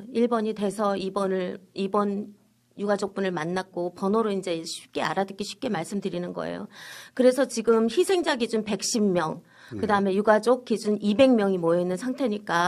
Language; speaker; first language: Korean; native; Korean